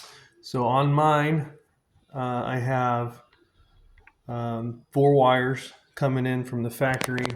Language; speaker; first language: English; native; English